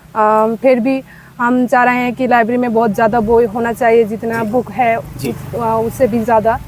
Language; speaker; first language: Hindi; non-native, local second language; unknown